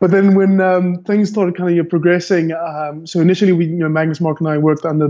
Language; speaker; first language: English; native; English